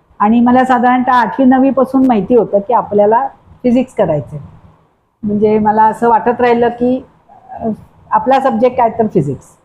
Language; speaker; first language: Marathi; non-native, local second language; Kannada